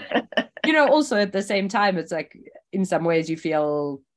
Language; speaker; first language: English; native; English